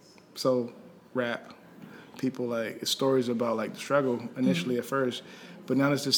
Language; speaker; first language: English; native; English